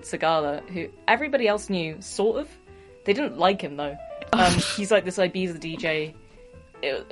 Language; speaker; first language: English; native; English